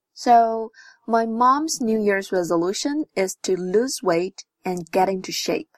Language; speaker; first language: English; non-native, fluent; Chinese